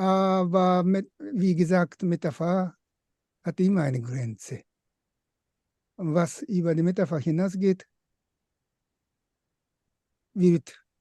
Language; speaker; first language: German; non-native, fluent; Japanese